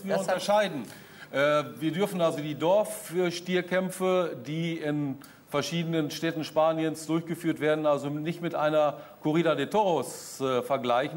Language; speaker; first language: German; native; German